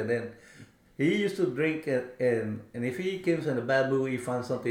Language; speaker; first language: English; non-native, fluent; Spanish